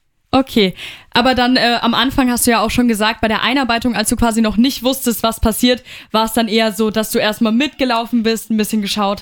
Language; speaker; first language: German; native; German